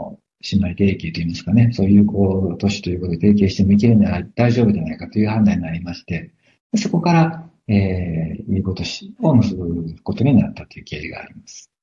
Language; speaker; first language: Japanese; native; Japanese